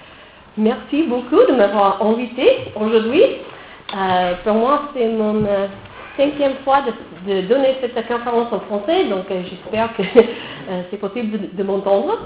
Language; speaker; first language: French; non-native, fluent; English